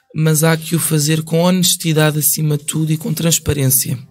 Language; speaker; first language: Portuguese; early bilingual, other home language; English